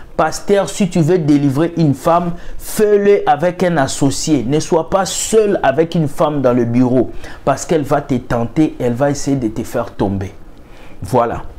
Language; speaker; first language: French; non-native, local second language; Lingala